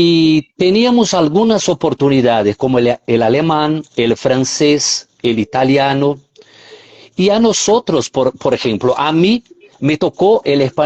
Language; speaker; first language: Spanish; non-native, fluent; Portuguese